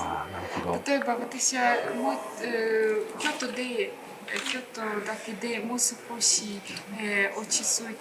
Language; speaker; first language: Japanese; non-native, learner; Ukrainian